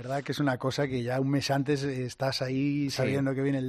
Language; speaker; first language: Spanish; native; Spanish